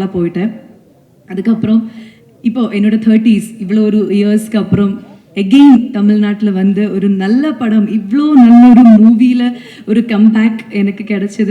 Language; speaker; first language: Tamil; non-native, fluent; Malayalam